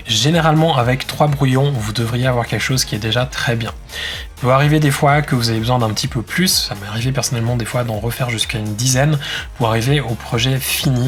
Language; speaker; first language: French; native; French